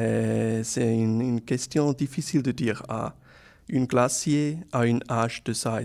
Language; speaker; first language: French; non-native, local second language; German